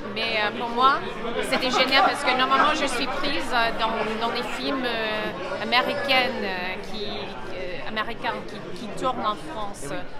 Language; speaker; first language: French; non-native, fluent; English